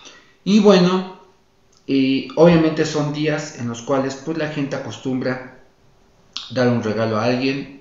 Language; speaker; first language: Spanish; native; Spanish